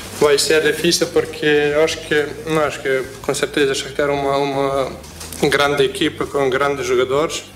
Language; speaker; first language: Portuguese; non-native, fluent; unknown